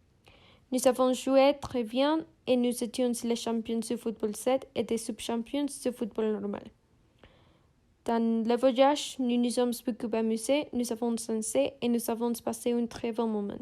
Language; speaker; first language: French; non-native, learner; Spanish